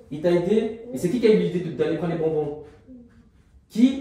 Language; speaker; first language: French; native; French